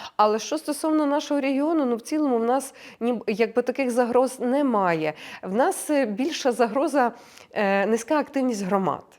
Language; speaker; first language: Ukrainian; native; Ukrainian